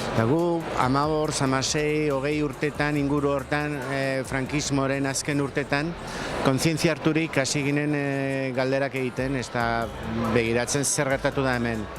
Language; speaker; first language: Basque; non-native, local second language; Spanish